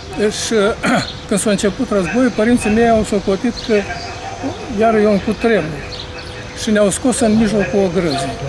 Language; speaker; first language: Romanian; native; Romanian